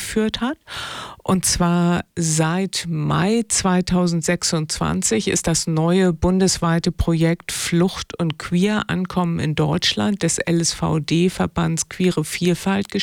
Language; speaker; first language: German; native; German